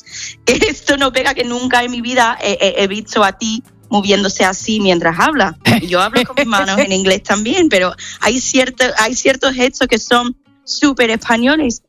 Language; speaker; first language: Spanish; non-native, fluent; English